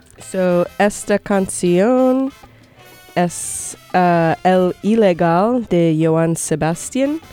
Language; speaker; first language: Spanish; non-native, learner; English